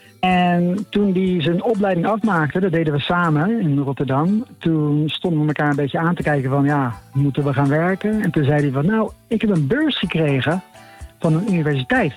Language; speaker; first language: Dutch; native; Dutch